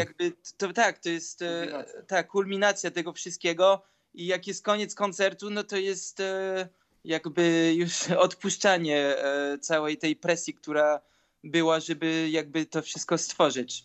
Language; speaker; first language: Polish; early bilingual, heritage; Polish